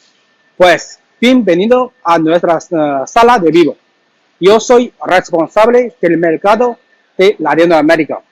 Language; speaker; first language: Spanish; non-native, learner; Chinese